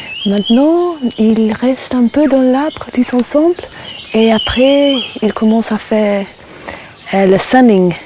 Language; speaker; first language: French; non-native, fluent; English